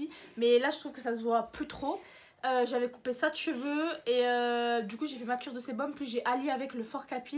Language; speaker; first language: French; native; French